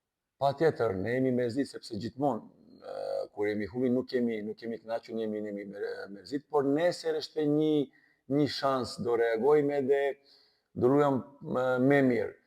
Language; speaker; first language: Albanian; non-native, learner; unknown